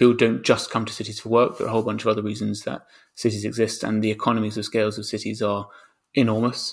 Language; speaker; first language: English; native; English